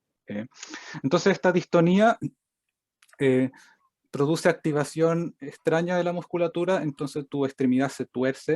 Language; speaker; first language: Spanish; native; Spanish